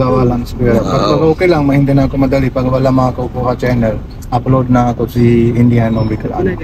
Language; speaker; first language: Filipino; non-native, learner; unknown